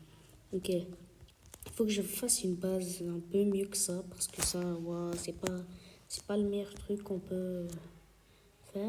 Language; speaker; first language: French; native; French